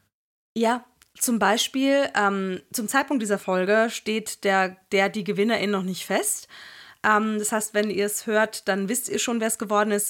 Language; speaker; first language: German; native; German